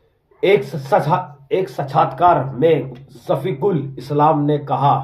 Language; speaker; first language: Hindi; native; Hindi